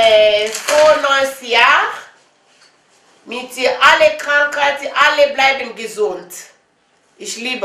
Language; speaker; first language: German; non-native, learner; Lingala